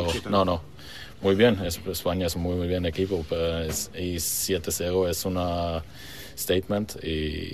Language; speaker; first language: Spanish; non-native, learner; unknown